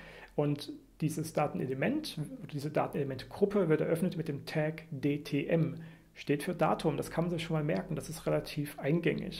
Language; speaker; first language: German; native; German